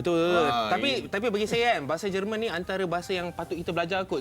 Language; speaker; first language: Malay; native; Malay